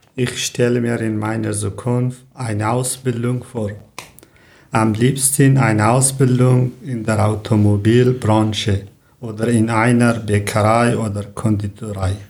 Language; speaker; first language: German; non-native, learner; Persian